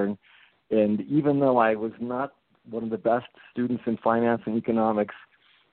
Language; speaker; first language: English; early bilingual, other home language; Japanese